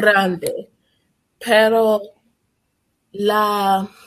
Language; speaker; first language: Spanish; non-native, learner; English